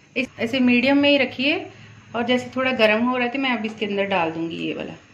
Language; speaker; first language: Hindi; non-native, local second language; Punjabi